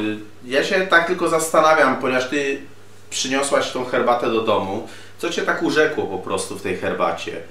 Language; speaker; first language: Polish; native; Polish